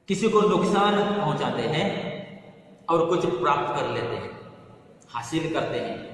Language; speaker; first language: Hindi; non-native, local second language; Kannada